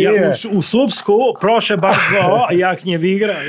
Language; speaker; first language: Polish; non-native, learner; Serbian